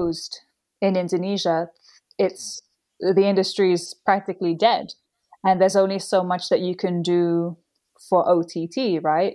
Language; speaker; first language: English; native; English